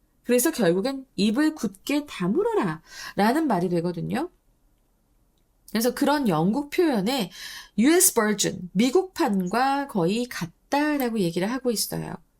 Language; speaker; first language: Korean; native; Korean